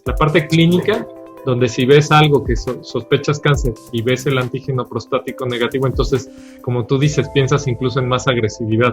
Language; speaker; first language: Spanish; native; Spanish